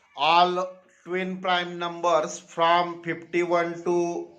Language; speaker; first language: English; non-native, local second language; Marathi